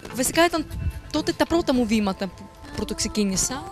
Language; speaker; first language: Greek; early bilingual, other home language; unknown